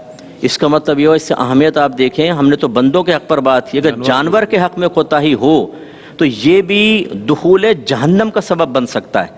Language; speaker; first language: Urdu; native; Urdu